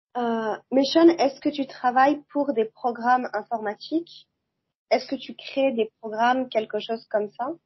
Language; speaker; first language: French; native; French